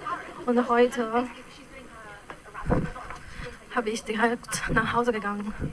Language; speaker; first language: German; non-native, fluent; Chinese